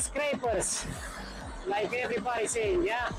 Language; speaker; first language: English; non-native, learner; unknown